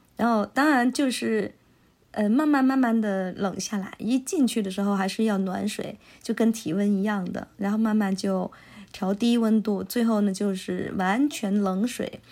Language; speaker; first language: Chinese; non-native, local second language; Cantonese